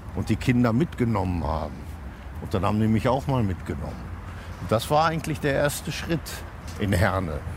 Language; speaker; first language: German; native; German